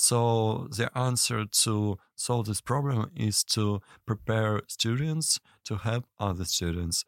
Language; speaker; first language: English; non-native, learner; Russian